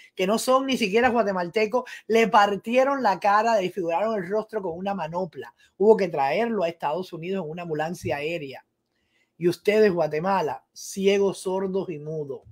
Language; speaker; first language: Spanish; native; Spanish